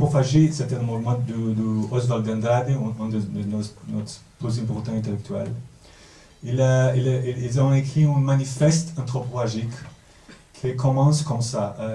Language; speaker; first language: French; non-native, fluent; Portuguese